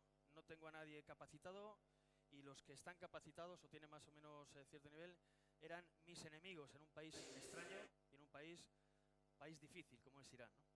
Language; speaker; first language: Spanish; native; Spanish